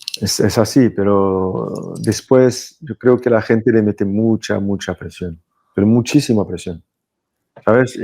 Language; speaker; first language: Spanish; non-native, fluent; French